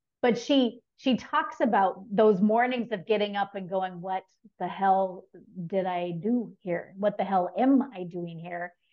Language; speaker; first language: English; native; English